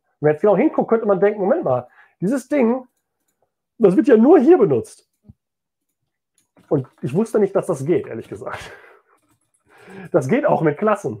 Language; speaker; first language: German; native; German